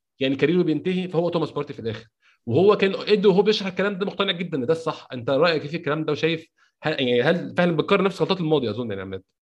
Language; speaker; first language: Arabic; native; Arabic